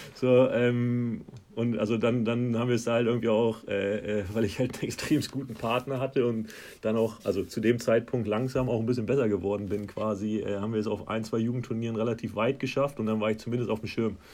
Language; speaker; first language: German; native; German